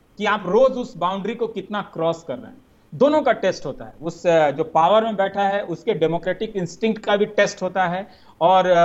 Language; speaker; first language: Hindi; native; Hindi